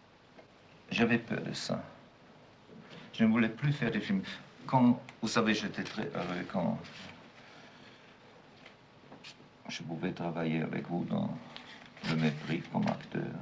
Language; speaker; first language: French; non-native, fluent; German